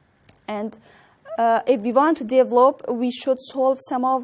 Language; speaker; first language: English; non-native, learner; Persian